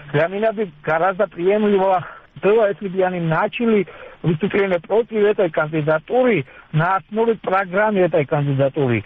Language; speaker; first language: Russian; non-native, local second language; Georgian